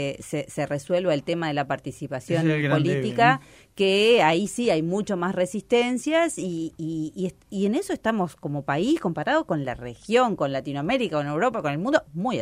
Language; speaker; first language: Spanish; native; Spanish